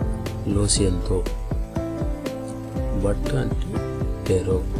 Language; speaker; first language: Spanish; non-native, fluent; Telugu